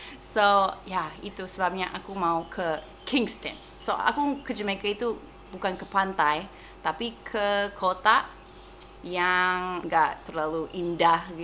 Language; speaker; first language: Indonesian; non-native, fluent; English